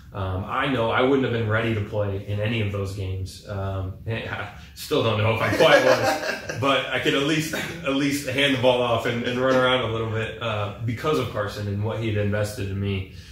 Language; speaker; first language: English; native; English